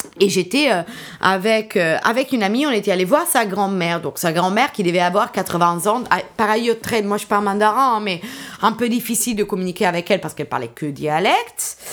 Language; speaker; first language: French; non-native, fluent; Italian